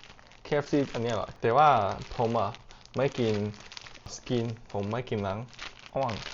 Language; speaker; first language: Thai; non-native, learner; Cantonese